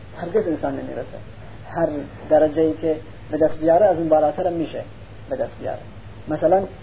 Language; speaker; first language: Persian; non-native, local second language; Central Kurdish